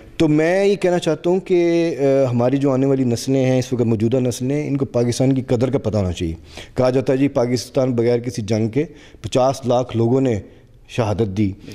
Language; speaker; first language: Urdu; non-native, local second language; Punjabi